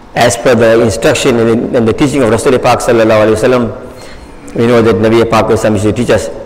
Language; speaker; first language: English; native; English